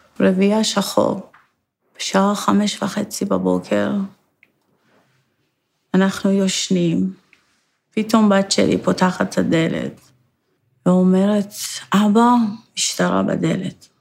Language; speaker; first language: Hebrew; non-native, fluent; Persian